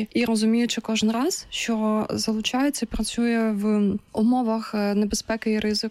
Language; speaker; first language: Ukrainian; native; Ukrainian